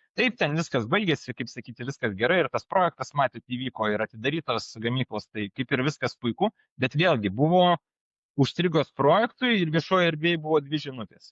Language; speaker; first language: Lithuanian; native; Lithuanian